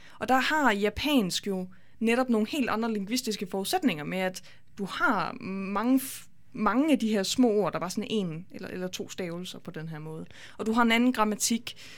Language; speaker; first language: Danish; native; Danish